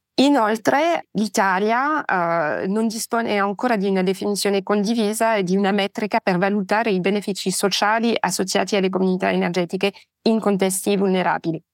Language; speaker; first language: Italian; non-native, fluent; French